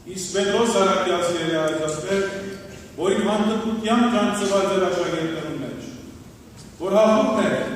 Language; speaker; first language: Armenian; early bilingual, heritage; Armenian